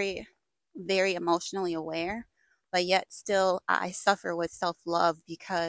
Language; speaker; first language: English; native; English